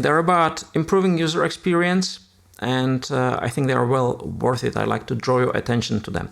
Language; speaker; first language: English; non-native, fluent; Czech